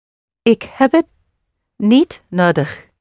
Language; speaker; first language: Dutch; non-native, learner; English